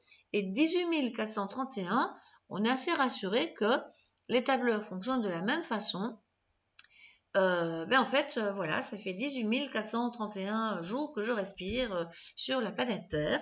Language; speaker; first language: French; native; French